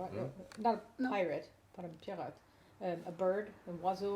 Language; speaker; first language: French; non-native, learner; English